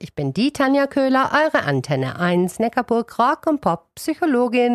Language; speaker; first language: German; native; German